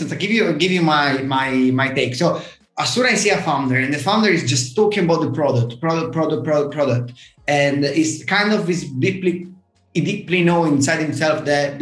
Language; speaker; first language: English; non-native, fluent; Italian